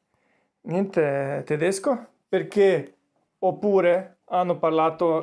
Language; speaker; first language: Italian; non-native, learner; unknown